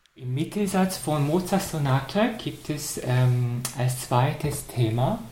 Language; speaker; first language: German; non-native, fluent; Korean